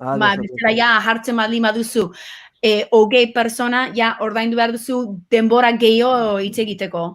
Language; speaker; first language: Basque; early bilingual, heritage; English